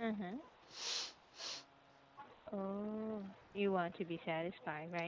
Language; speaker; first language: English; non-native, local second language; Filipino